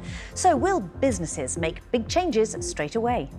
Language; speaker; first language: English; native; English